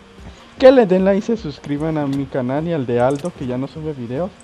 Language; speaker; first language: Spanish; native; Spanish